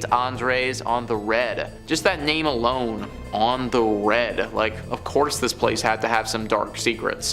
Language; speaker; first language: English; native; English